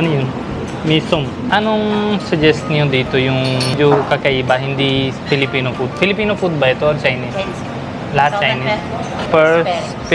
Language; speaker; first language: Filipino; non-native, learner; Punjabi